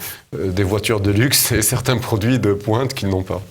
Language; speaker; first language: French; native; French